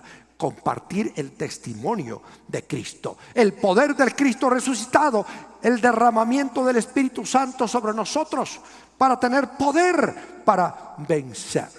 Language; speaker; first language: Spanish; native; Spanish